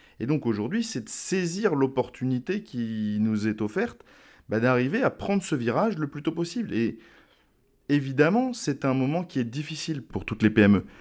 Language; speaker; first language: French; native; French